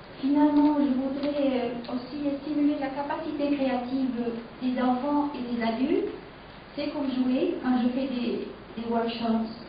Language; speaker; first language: French; non-native, fluent; Catalan